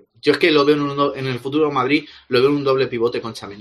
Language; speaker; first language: Spanish; native; Spanish